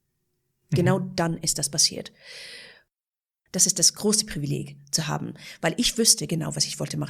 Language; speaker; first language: German; non-native, fluent; Persian